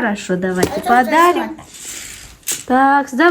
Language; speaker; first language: Russian; non-native, local second language; Kazakh